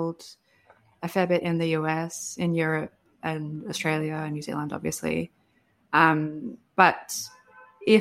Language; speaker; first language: English; native; English